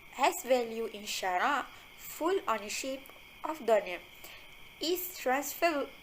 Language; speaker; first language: English; non-native, local second language; Malay